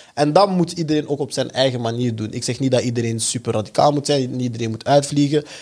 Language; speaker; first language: Dutch; early bilingual, other home language; French